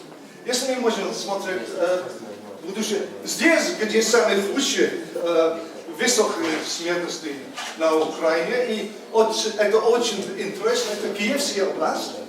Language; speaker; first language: Russian; non-native, learner; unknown